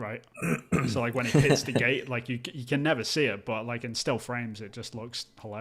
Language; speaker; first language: English; native; English